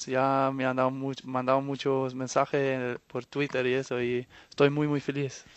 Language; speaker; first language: Spanish; non-native, fluent; Danish